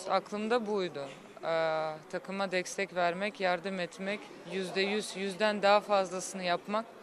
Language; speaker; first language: Turkish; non-native, fluent; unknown